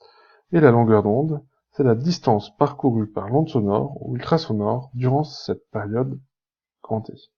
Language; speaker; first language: French; native; French